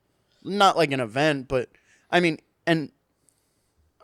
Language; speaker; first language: English; native; English